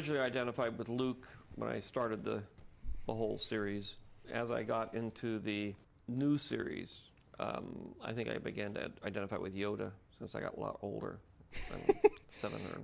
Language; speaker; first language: English; native; English